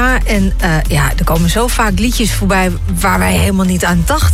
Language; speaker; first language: Dutch; native; Dutch